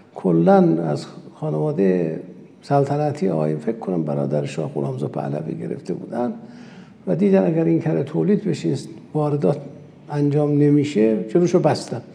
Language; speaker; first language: Persian; non-native, local second language; Azerbaijani